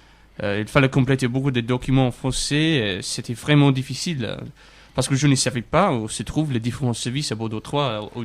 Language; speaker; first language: French; non-native, fluent; English